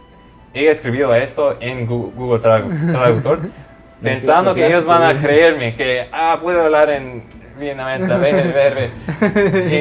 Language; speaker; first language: Spanish; non-native, fluent; English